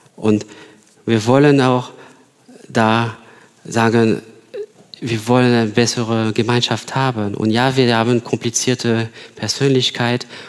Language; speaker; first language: German; non-native, fluent; French